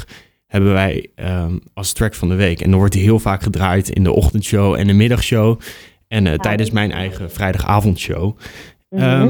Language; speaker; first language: Dutch; native; Dutch